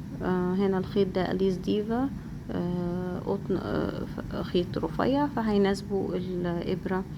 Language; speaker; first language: Arabic; native; Arabic